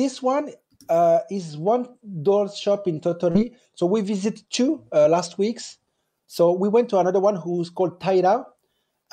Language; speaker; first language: English; non-native, fluent; French